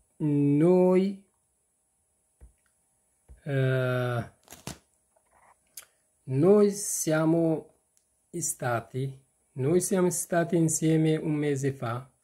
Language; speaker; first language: Italian; non-native, fluent; Persian